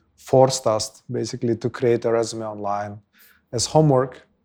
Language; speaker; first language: English; non-native, fluent; Russian